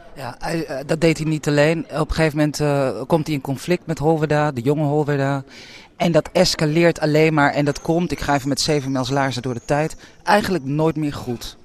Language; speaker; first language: Dutch; native; Dutch